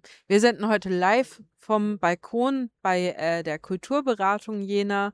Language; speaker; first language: German; native; German